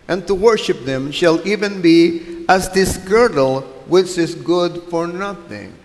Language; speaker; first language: English; non-native, local second language; Filipino